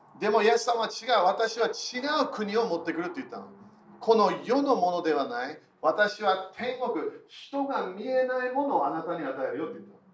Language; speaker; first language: Japanese; non-native, fluent; English